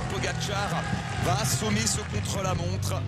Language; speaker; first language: French; native; French